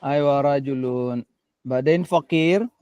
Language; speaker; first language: Arabic; non-native, fluent; Filipino